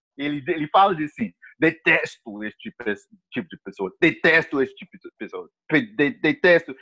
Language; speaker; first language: Portuguese; non-native, fluent; English